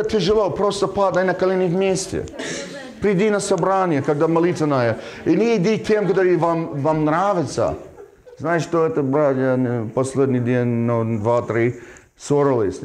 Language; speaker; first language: Russian; non-native, fluent; English